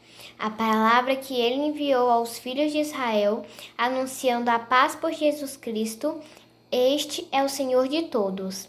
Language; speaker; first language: Portuguese; native; Portuguese